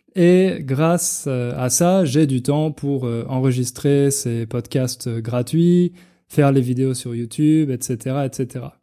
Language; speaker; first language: French; native; French